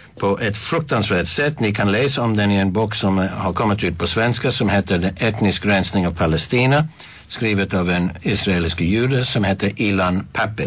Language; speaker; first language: Swedish; non-native, fluent; English